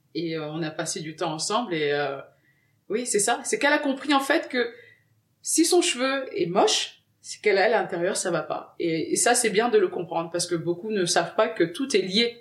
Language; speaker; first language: French; early bilingual, other home language; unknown